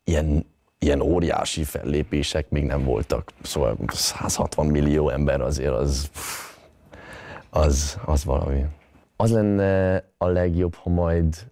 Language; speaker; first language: Hungarian; early bilingual, heritage; Hungarian